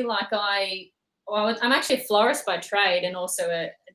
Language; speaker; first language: English; native; English